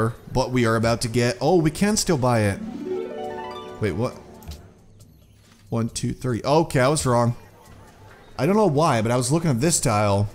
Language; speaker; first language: English; native; English